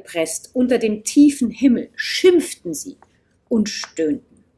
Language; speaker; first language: German; native; German